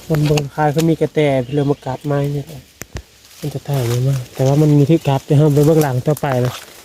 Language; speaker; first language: Thai; native; Thai